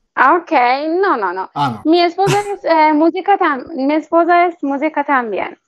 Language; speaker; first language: Spanish; non-native, learner; Persian